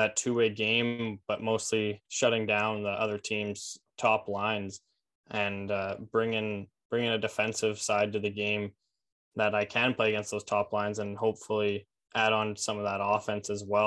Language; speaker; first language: English; native; English